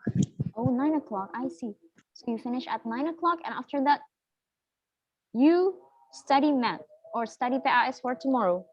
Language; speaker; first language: English; non-native, fluent; Indonesian